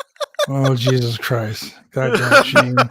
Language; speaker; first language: English; native; English